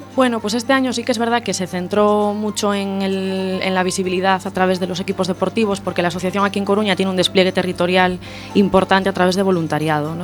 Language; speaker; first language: Spanish; native; Spanish